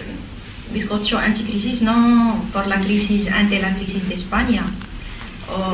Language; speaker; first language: Spanish; non-native, learner; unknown